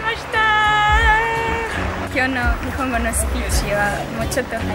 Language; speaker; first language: Japanese; non-native, learner; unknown